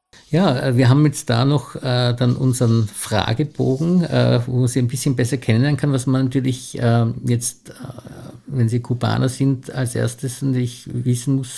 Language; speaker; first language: German; native; German